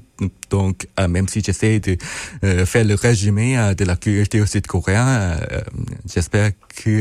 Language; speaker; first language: French; non-native, fluent; Korean